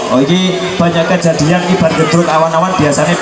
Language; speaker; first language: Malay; non-native, local second language; Javanese